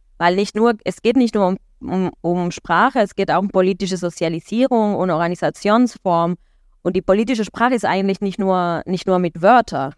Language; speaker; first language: German; non-native, fluent; Spanish